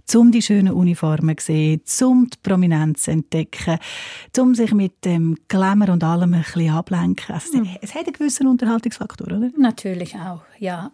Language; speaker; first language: German; non-native, fluent; English